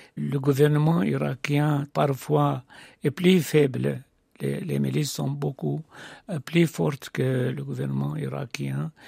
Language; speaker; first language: French; non-native, fluent; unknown